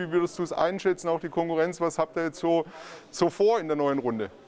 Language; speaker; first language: German; native; German